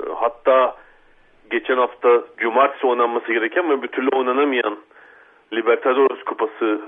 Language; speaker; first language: Turkish; native; Turkish